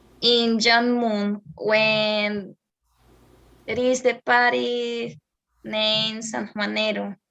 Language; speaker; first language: English; non-native, learner; Spanish